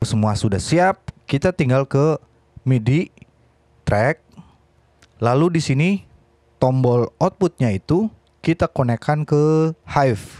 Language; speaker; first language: Indonesian; native; Indonesian